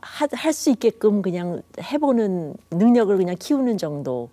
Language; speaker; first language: Korean; native; Korean